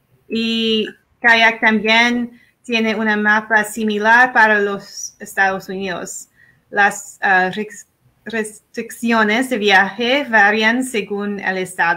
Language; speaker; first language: Spanish; non-native, learner; English